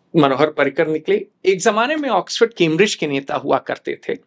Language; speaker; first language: Hindi; native; Hindi